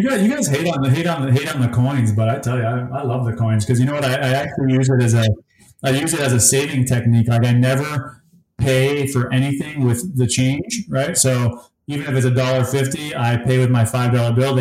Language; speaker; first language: English; native; English